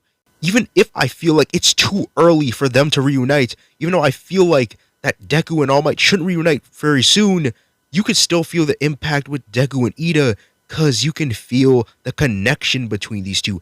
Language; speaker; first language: English; native; English